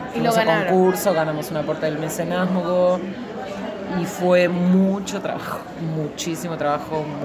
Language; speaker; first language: Spanish; native; Spanish